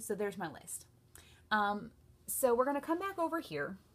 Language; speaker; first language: English; native; English